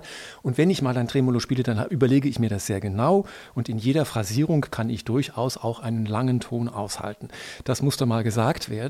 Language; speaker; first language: German; native; German